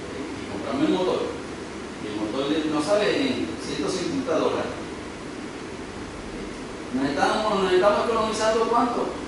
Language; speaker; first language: Spanish; native; Spanish